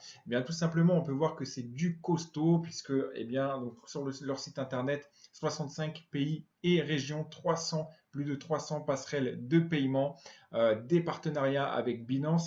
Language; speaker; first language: French; native; French